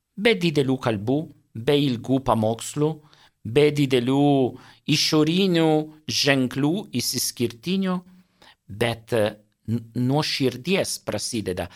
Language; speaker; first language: Lithuanian; non-native, fluent; Italian